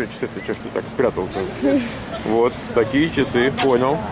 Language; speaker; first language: Russian; native; Russian